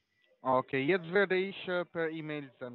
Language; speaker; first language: German; non-native, learner; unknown